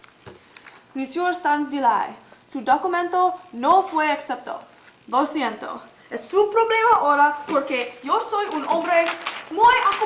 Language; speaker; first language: Spanish; non-native, learner; English